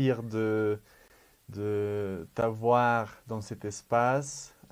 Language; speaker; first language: French; non-native, fluent; Spanish